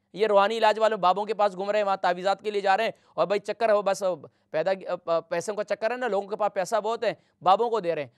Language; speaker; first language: Urdu; native; Urdu